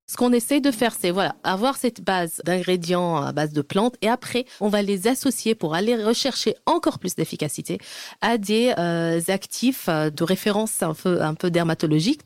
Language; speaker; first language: French; non-native, fluent; Arabic